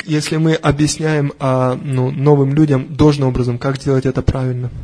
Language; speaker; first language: Russian; native; Russian